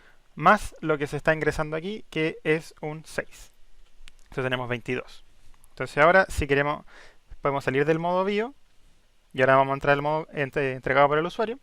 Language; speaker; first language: Spanish; native; Spanish